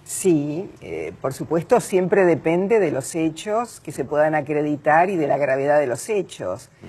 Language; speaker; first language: Spanish; native; Spanish